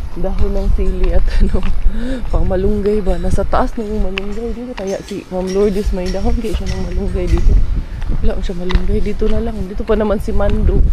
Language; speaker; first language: Filipino; non-native, local second language; Cebuano